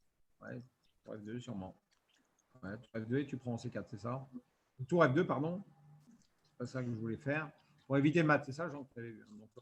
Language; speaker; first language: French; native; French